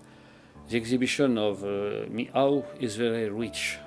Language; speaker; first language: English; non-native, learner; French